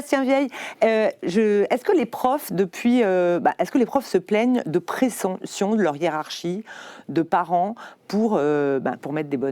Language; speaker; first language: French; native; French